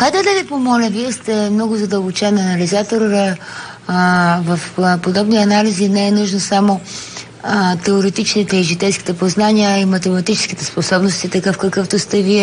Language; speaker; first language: Bulgarian; native; Bulgarian